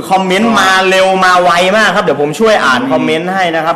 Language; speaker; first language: Thai; native; Thai